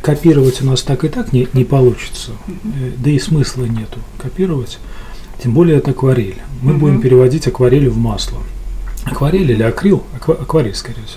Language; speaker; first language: Russian; native; Russian